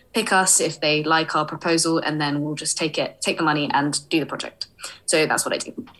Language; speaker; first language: English; early bilingual, other home language; Hindi